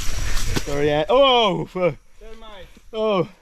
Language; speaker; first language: English; non-native, learner; Korean